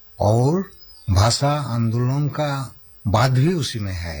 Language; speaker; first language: Hindi; non-native, local second language; Santali